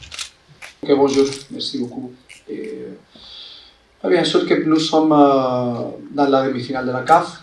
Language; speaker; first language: French; non-native, fluent; Spanish